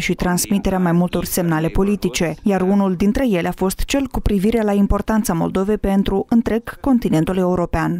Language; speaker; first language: Romanian; native; Romanian